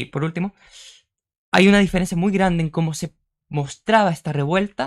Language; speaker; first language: Spanish; native; Spanish